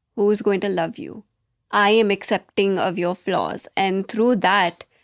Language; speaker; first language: English; native; English